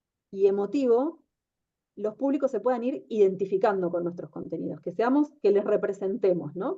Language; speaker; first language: Spanish; native; Spanish